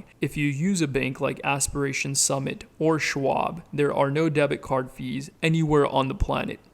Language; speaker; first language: English; native; English